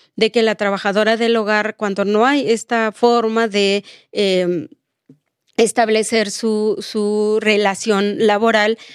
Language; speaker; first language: Spanish; non-native, local second language; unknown